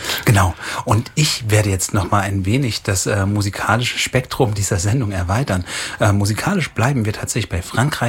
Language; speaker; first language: German; native; German